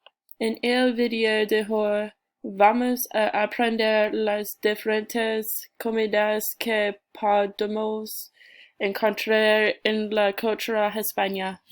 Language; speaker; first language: Spanish; non-native, learner; English